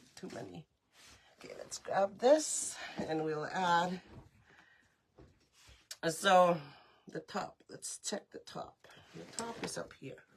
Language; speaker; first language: English; native; English